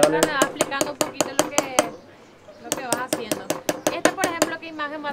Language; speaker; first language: Spanish; native; Spanish